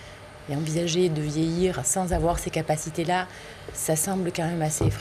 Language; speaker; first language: French; native; French